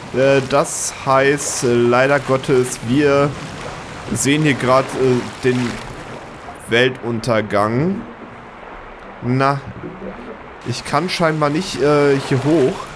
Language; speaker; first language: German; native; German